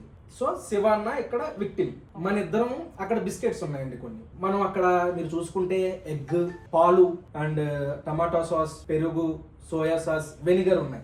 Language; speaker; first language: Telugu; native; Telugu